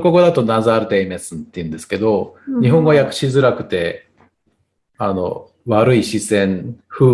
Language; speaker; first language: Japanese; non-native, fluent; Tatar